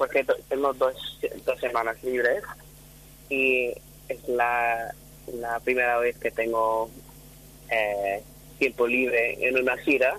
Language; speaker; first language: Spanish; non-native, fluent; English